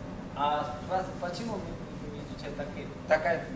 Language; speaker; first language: Russian; non-native, learner; Chinese